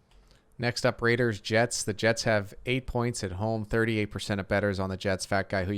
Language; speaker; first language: English; native; English